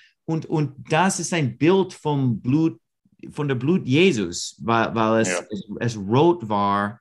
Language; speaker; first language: German; non-native, learner; English